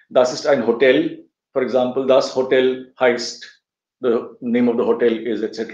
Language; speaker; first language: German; non-native, fluent; Marathi